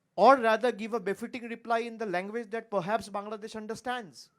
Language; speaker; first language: English; non-native, local second language; Bangla